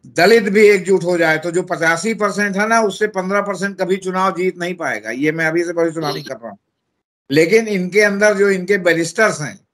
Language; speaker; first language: Hindi; native; Hindi